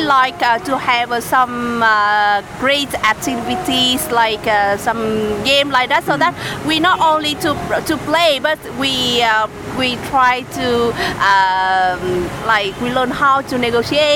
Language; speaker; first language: English; non-native, learner; Vietnamese